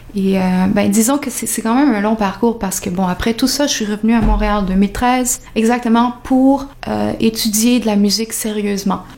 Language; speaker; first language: French; early bilingual, other home language; Portuguese